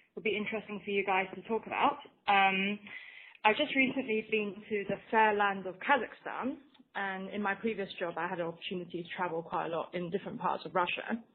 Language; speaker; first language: English; non-native, fluent; Chinese